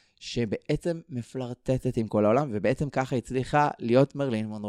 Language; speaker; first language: Hebrew; native; Hebrew